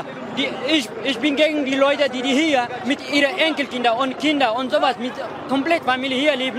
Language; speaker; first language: German; non-native, fluent; Tigrinya